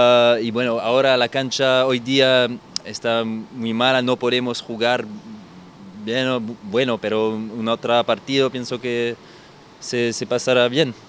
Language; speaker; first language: Spanish; non-native, learner; French